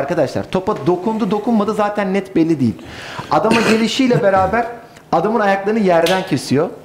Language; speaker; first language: Turkish; native; Turkish